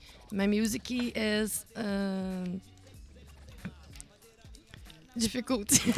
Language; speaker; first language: English; non-native, learner; Portuguese